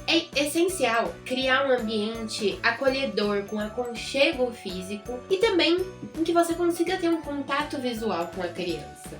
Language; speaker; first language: Portuguese; native; Portuguese